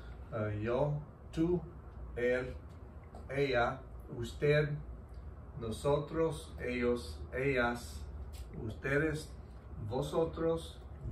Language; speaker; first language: Spanish; non-native, learner; English